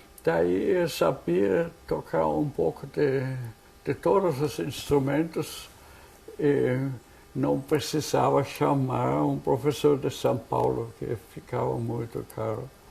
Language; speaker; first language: Portuguese; non-native, fluent; German